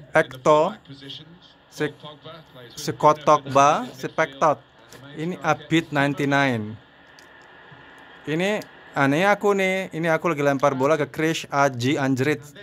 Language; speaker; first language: Indonesian; non-native, fluent; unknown